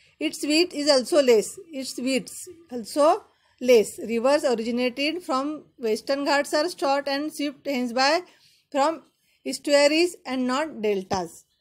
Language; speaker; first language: English; non-native, local second language; Marathi